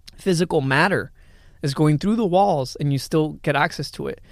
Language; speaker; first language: English; early bilingual, other home language; Spanish